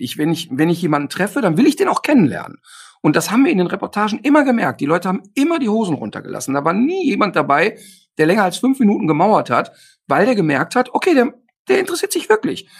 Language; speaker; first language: German; native; German